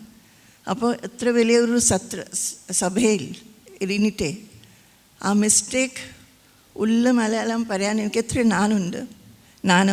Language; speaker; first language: Malayalam; non-native, fluent; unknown